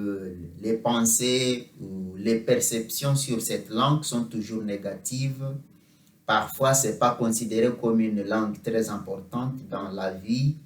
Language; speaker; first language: French; non-native, fluent; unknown